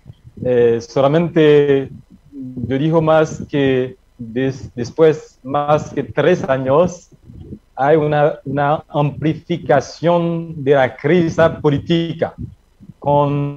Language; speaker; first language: Spanish; non-native, learner; Haitian Creole